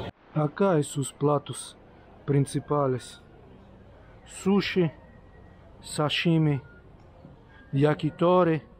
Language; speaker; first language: Spanish; non-native, learner; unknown